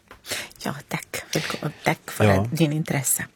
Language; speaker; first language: Swedish; non-native, learner; Arabic